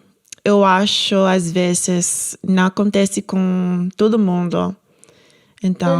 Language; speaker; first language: Portuguese; non-native, learner; English